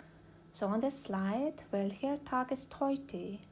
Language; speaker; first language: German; non-native, learner; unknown